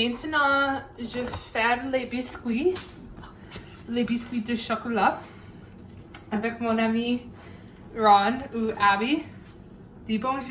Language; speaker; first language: French; non-native, local second language; English